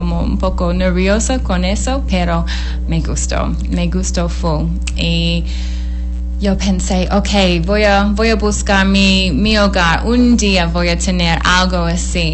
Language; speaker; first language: Spanish; non-native, fluent; English